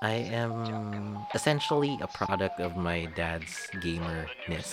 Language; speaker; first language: English; non-native, local second language; Filipino